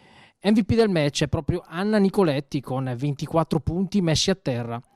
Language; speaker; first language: Italian; native; Italian